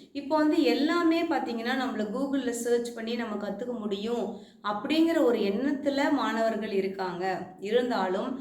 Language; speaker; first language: Tamil; native; Tamil